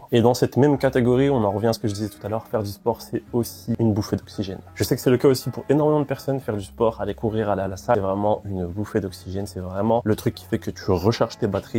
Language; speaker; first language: French; native; French